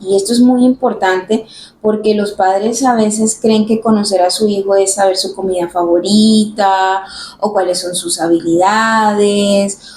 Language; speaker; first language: Spanish; native; Spanish